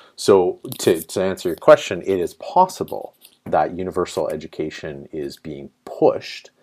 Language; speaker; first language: English; native; English